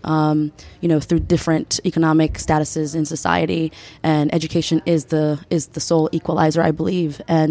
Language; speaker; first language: English; early bilingual, other home language; Spanish